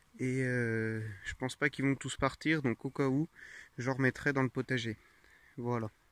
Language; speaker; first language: French; native; French